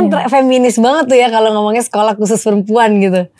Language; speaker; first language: Indonesian; native; Indonesian